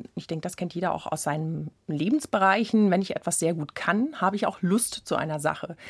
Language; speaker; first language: German; native; German